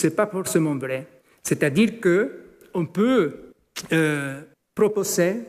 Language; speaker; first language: French; non-native, fluent; Spanish